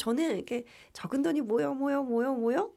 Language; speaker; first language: Korean; native; Korean